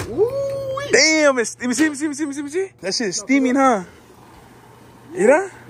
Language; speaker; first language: English; early bilingual, other home language; Spanish